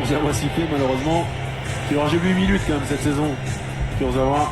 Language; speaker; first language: French; native; French